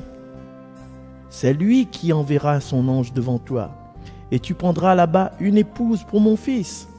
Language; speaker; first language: French; non-native, local second language; Malagasy